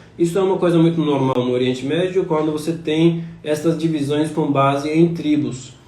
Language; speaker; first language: Portuguese; non-native, fluent; Turkish